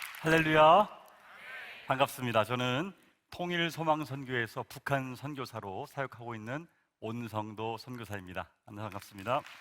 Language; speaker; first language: Korean; native; Korean